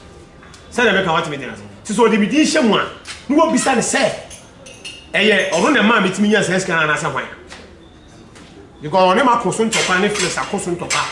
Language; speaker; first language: English; non-native, local second language; Akan